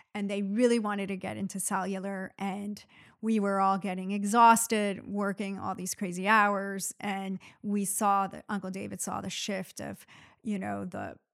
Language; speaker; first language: English; early bilingual, other home language; Arabic